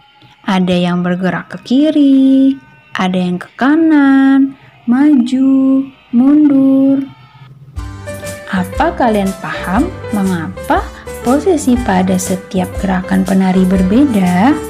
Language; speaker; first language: Indonesian; native; Indonesian